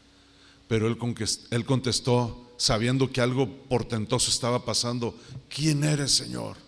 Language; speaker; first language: Spanish; native; Spanish